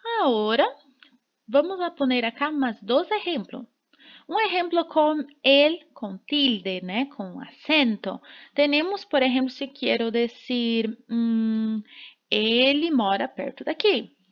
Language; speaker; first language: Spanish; non-native, fluent; Portuguese